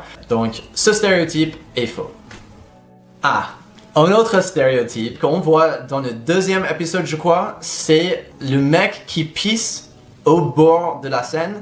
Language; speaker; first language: French; non-native, fluent; English